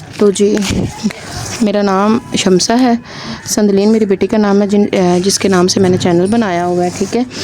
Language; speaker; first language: Urdu; non-native, local second language; Punjabi